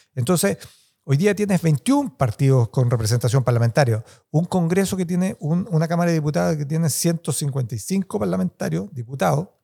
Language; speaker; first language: Spanish; native; Spanish